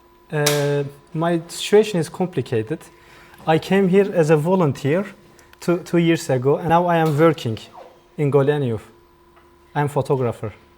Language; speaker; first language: English; non-native, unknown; Turkish